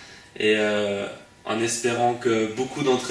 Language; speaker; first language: French; native; French